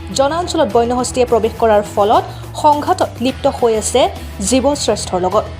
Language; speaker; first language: Assamese; native; Assamese